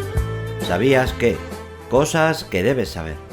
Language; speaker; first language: Spanish; native; Spanish